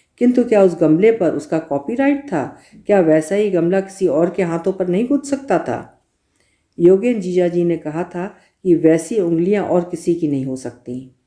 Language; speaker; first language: Hindi; native; Hindi